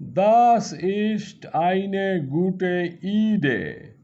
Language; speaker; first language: German; non-native, fluent; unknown